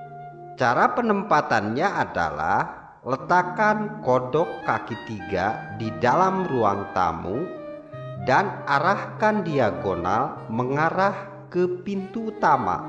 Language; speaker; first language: Indonesian; native; Indonesian